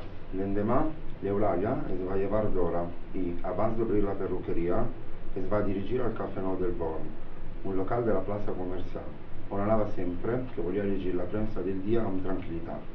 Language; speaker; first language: Catalan; non-native, learner; Italian